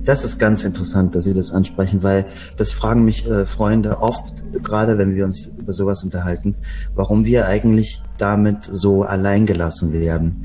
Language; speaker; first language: German; native; German